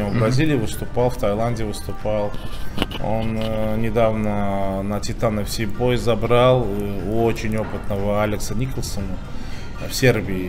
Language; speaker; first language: Russian; native; Russian